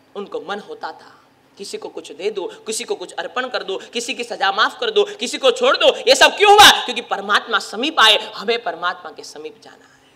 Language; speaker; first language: Hindi; non-native, local second language; Gujarati